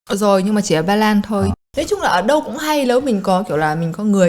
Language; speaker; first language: Vietnamese; early bilingual, heritage; Polish